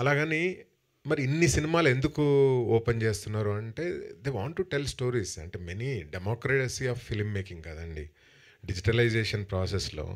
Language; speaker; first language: Telugu; native; Telugu